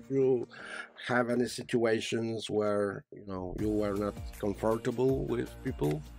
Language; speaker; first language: English; non-native, fluent; Polish